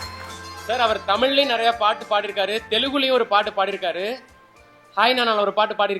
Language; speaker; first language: Tamil; native; Tamil